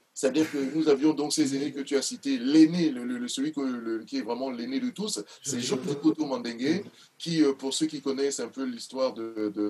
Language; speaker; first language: French; non-native, local second language; Duala